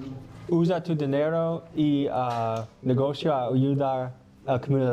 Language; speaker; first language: Spanish; non-native, learner; English